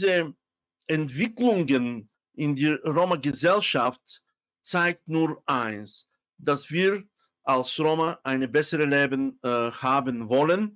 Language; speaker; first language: German; non-native, fluent; Romany